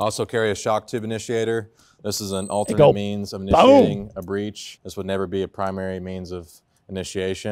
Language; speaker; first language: English; native; English